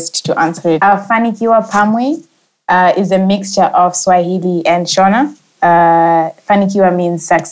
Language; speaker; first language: English; non-native, local second language; Shona